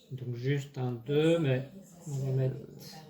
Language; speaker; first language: French; native; French